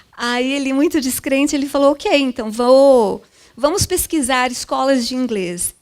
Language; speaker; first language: Portuguese; early bilingual, other home language; Japanese